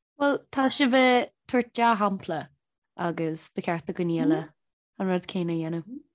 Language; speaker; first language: Irish; native; Irish